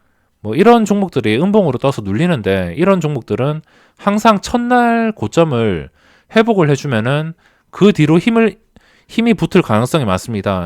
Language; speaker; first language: Korean; native; Korean